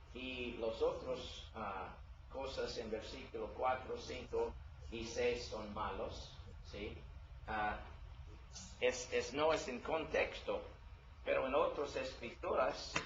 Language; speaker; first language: Spanish; non-native, learner; English